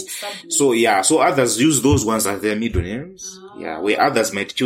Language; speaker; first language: English; non-native, local second language; Tumbuka